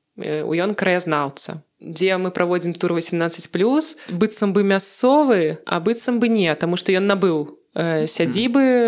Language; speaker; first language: Belarusian; non-native, local second language; Russian